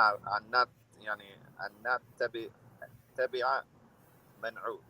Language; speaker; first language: Arabic; non-native, learner; English